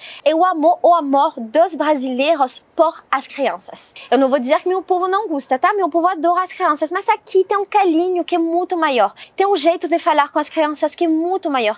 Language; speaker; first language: Portuguese; non-native, learner; French